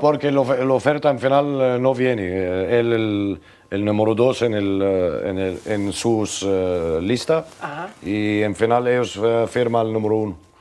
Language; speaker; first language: Spanish; non-native, learner; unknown